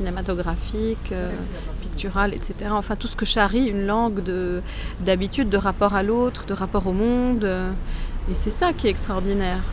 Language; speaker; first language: French; non-native, local second language; Arabic